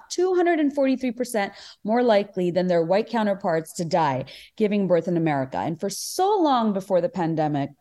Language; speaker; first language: English; non-native, local second language; Bangla